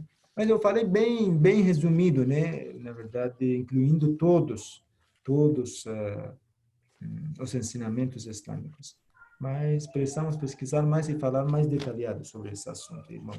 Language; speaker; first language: Portuguese; non-native, fluent; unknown